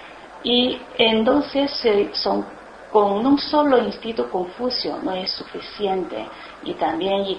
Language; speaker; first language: Spanish; non-native, learner; Chinese